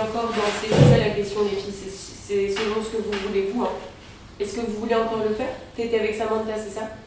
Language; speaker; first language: French; native; French